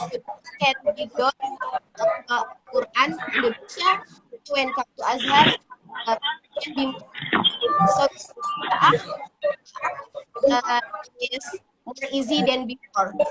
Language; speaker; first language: English; non-native, learner; Indonesian